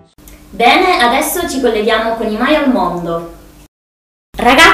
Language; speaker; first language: Italian; native; Italian